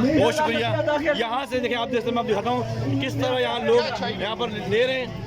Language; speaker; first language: Urdu; non-native, local second language; Balti